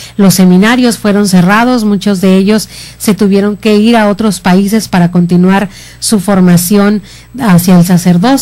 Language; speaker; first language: Spanish; native; Spanish